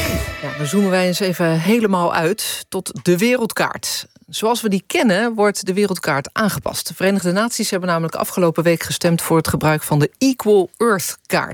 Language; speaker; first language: Dutch; native; Dutch